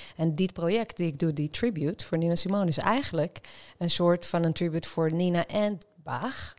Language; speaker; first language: Dutch; non-native, fluent; Hebrew